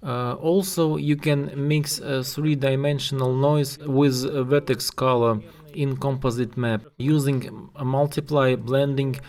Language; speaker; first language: English; non-native, learner; Russian